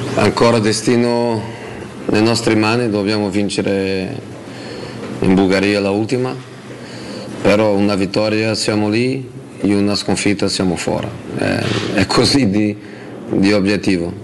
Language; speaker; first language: Italian; non-native, fluent; Portuguese